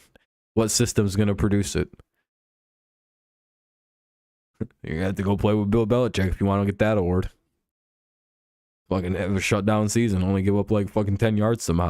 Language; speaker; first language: English; native; English